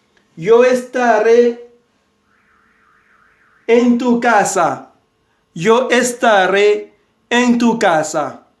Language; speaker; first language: Spanish; non-native, fluent; Haitian Creole